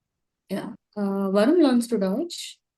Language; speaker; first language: German; non-native, learner; Tamil